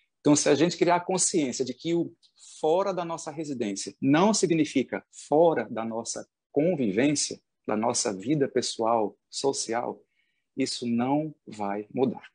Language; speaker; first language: Portuguese; native; Portuguese